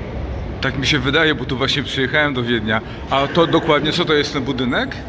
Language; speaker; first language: Polish; native; Polish